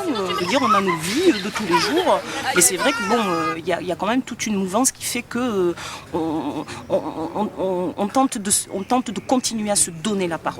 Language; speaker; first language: French; native; French